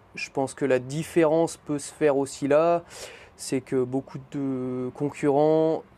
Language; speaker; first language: French; native; French